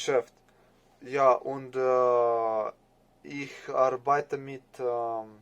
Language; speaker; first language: German; non-native, learner; English